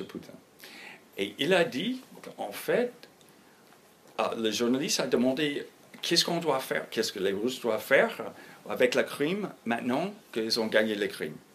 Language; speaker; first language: French; non-native, fluent; English